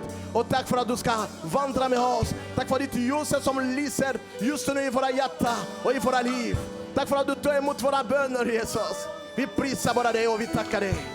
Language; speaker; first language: Swedish; non-native, learner; Lingala